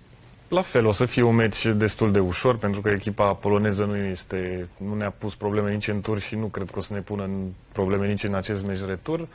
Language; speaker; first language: Romanian; native; Romanian